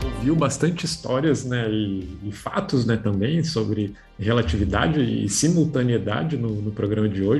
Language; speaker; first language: Portuguese; native; Portuguese